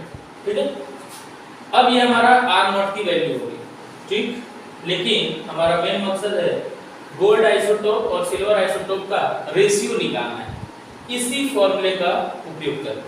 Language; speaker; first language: Hindi; native; Hindi